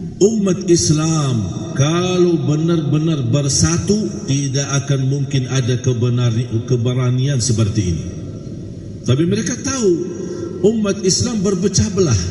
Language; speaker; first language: Malay; non-native, fluent; Arabic